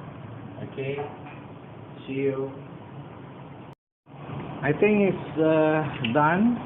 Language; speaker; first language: English; non-native, learner; Indonesian